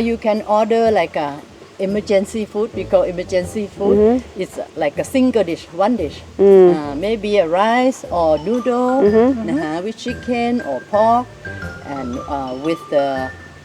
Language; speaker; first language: English; non-native, local second language; Thai